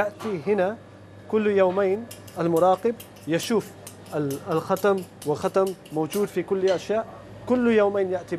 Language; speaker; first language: Arabic; non-native, learner; Urdu